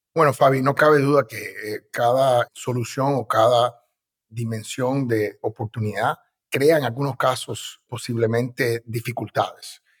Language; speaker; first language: Spanish; early bilingual, heritage; Spanish